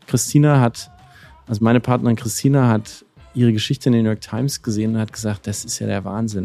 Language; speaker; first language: German; native; German